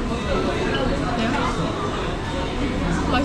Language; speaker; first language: Korean; non-native, fluent; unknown